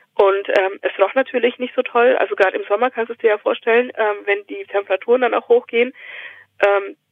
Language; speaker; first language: German; native; German